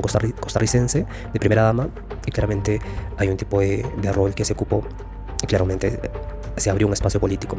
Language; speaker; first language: Spanish; native; Spanish